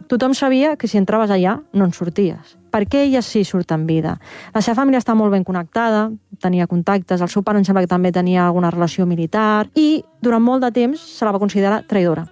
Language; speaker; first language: Catalan; native; Catalan